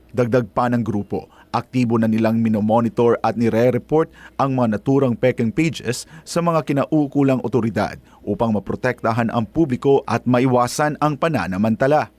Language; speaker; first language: Filipino; native; Filipino